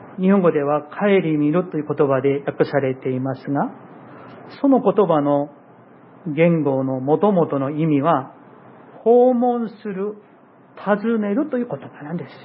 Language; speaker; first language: Japanese; non-native, fluent; Korean